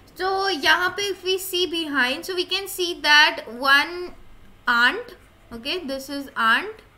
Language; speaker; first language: English; non-native, local second language; Hindi